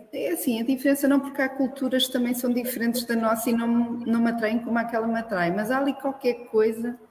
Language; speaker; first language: Portuguese; native; Portuguese